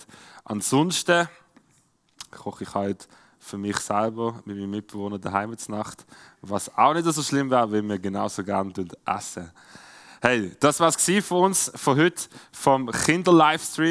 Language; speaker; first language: German; native; German